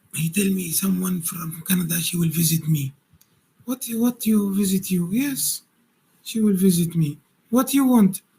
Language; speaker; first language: English; non-native, learner; Arabic